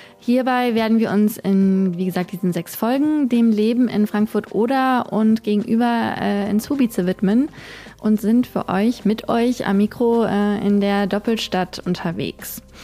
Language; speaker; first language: German; native; German